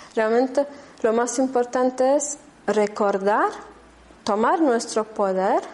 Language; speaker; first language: Spanish; non-native, fluent; German